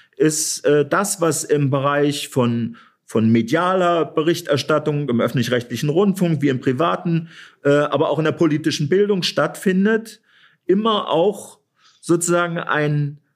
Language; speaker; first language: German; native; German